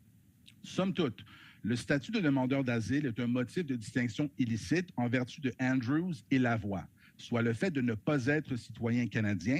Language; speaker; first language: French; native; French